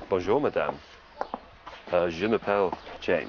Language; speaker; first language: French; non-native, learner; English